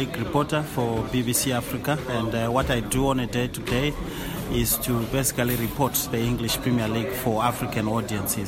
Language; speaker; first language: English; non-native, local second language; Shona